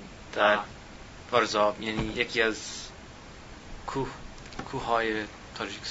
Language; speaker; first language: Persian; non-native, learner; English